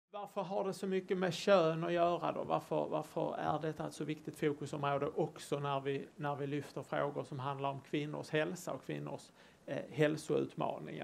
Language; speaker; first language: Swedish; native; Swedish